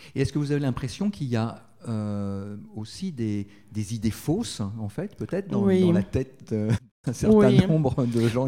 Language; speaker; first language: French; native; French